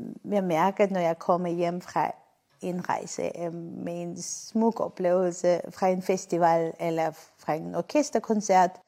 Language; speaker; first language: Danish; non-native, fluent; Armenian